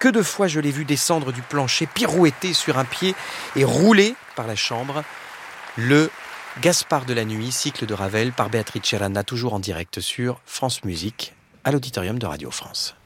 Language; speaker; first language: French; native; French